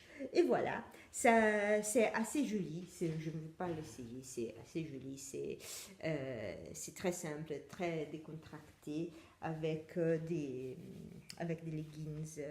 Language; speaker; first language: French; non-native, fluent; Italian